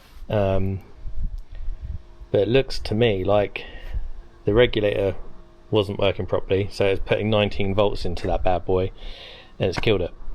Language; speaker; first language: English; native; English